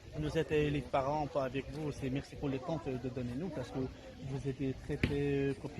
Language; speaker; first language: French; non-native, learner; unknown